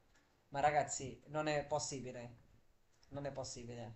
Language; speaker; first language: Italian; non-native, fluent; Bangla